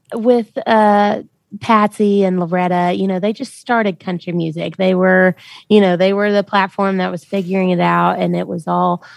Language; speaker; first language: English; native; English